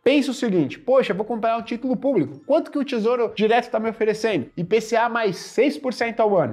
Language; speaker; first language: Portuguese; native; Portuguese